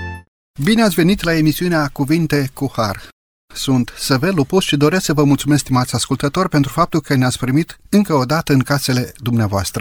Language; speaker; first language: Romanian; native; Romanian